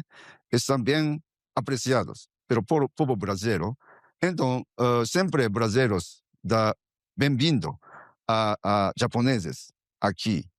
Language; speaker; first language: Portuguese; non-native, fluent; Japanese